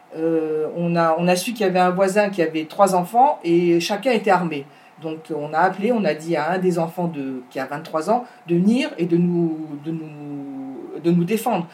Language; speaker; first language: French; native; French